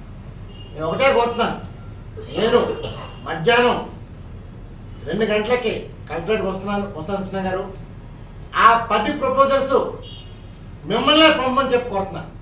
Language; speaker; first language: Telugu; native; Telugu